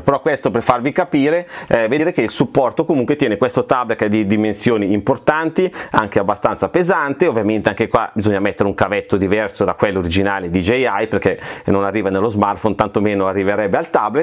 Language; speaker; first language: Italian; native; Italian